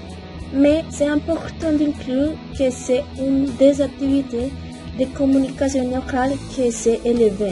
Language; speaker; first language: French; non-native, learner; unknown